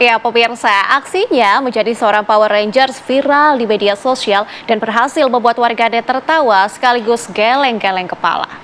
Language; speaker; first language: Indonesian; native; Indonesian